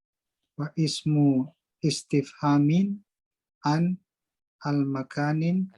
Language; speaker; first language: Arabic; non-native, learner; Indonesian